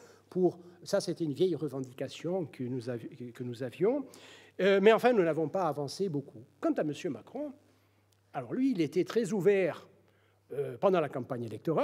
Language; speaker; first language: French; native; French